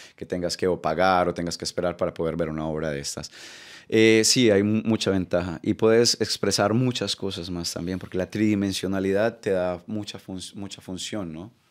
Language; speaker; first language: Spanish; native; Spanish